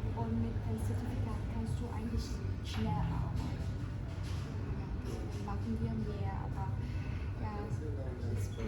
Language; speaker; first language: German; non-native, learner; Vietnamese